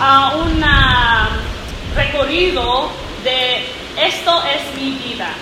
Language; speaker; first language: Spanish; non-native, learner; English